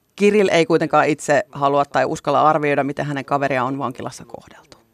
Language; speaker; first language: Finnish; native; Finnish